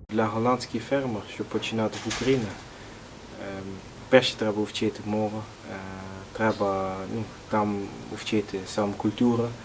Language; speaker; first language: Ukrainian; non-native, learner; Dutch